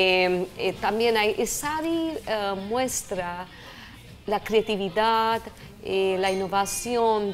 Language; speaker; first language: Spanish; non-native, fluent; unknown